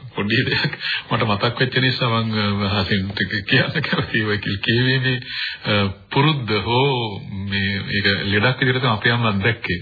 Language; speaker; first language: Sinhala; native; Sinhala